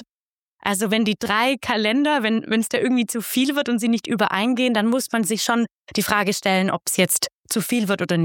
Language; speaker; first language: German; native; German